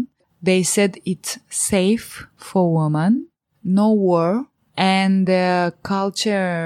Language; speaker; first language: English; non-native, fluent; Romanian